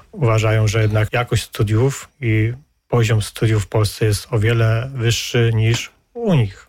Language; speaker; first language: Polish; native; Polish